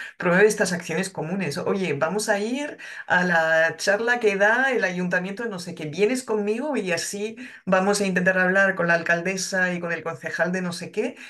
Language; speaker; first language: Spanish; non-native, fluent; French